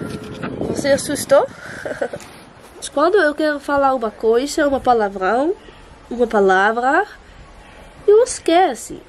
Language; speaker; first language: Portuguese; non-native, learner; Dutch